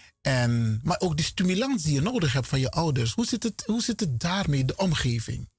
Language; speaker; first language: Dutch; native; Dutch